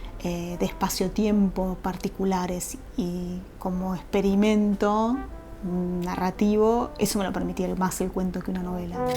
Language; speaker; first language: Spanish; native; Spanish